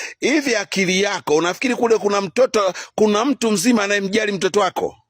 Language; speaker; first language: Swahili; native; Swahili